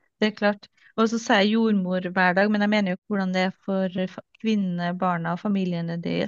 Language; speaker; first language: Norwegian; native; Norwegian